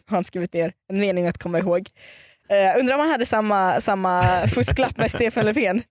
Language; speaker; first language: Swedish; early bilingual, other home language; Russian